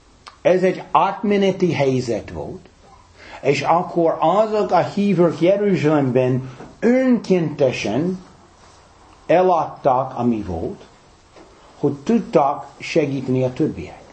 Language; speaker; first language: Hungarian; non-native, fluent; English